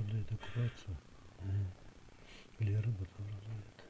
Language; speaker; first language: Russian; native; Russian